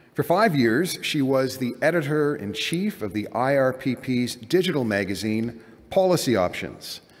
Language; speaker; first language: English; native; English